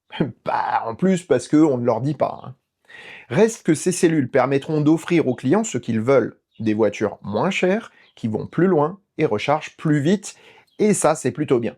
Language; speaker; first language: French; native; French